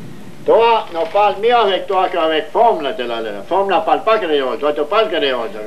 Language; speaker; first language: French; native; French